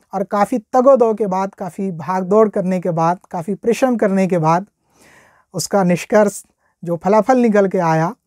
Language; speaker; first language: Hindi; native; Hindi